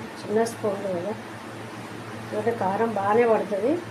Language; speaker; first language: Telugu; native; Telugu